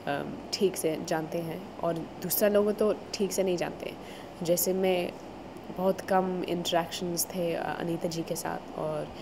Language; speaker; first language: Hindi; non-native, learner; English